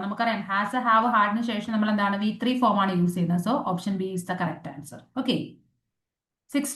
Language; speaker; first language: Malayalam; native; Malayalam